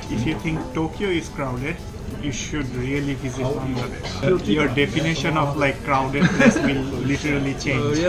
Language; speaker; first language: English; non-native, local second language; Bangla